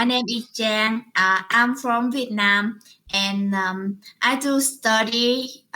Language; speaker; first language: English; non-native, learner; Vietnamese